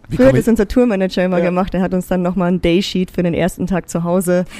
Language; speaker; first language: German; native; German